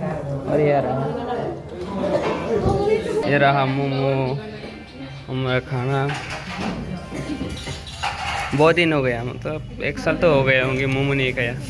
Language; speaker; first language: Hindi; non-native, local second language; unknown